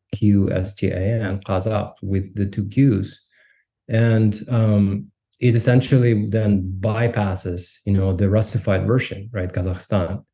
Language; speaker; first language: English; non-native, fluent; Russian